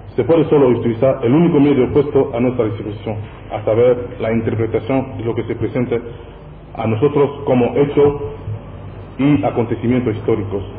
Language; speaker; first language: Spanish; non-native, fluent; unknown